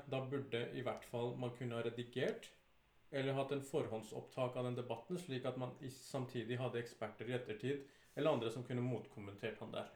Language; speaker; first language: Norwegian; early bilingual, other home language; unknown